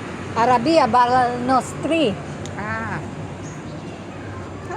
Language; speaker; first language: Hebrew; non-native, learner; Filipino